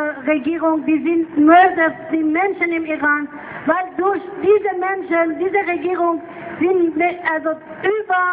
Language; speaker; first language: German; non-native, fluent; Persian